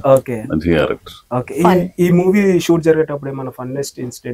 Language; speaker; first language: Telugu; native; Telugu